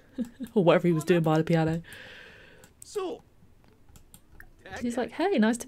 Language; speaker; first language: English; native; English